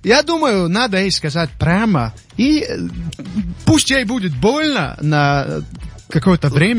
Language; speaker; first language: Russian; non-native, local second language; Tajik